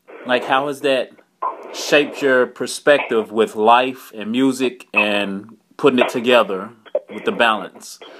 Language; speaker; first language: English; native; English